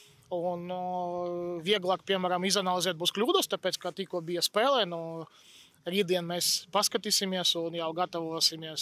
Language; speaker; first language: Latvian; non-native, local second language; Russian